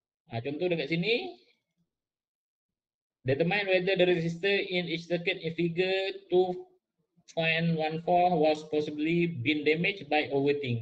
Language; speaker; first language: English; non-native, local second language; Malay